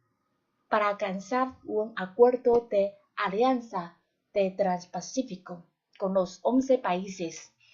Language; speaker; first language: Spanish; non-native, fluent; Chinese